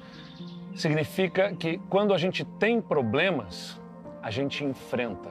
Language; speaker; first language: Portuguese; native; Portuguese